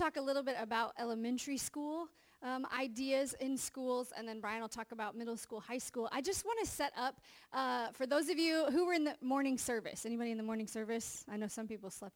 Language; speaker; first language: English; native; English